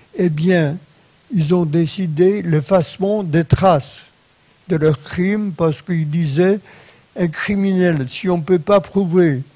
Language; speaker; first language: French; non-native, fluent; Polish